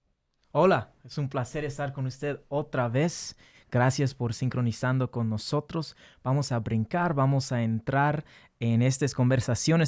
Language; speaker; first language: Spanish; early bilingual, heritage; English